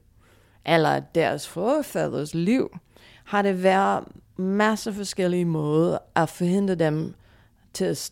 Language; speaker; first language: Danish; non-native, fluent; English